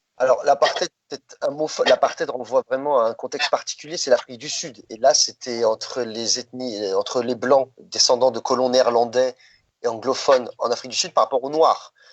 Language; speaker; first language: French; early bilingual, other home language; Riffian